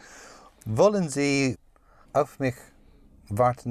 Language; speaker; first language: German; non-native, learner; English